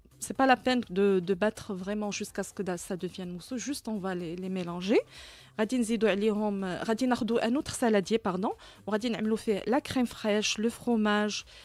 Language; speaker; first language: French; non-native, local second language; Arabic